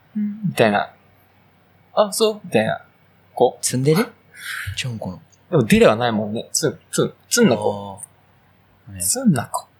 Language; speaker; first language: Japanese; native; Japanese